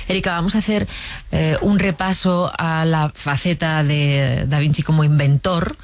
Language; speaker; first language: Spanish; native; Spanish